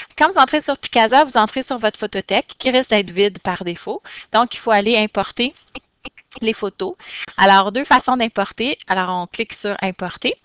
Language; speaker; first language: French; native; French